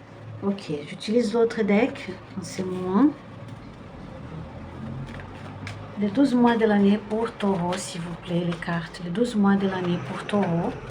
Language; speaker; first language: French; non-native, fluent; Portuguese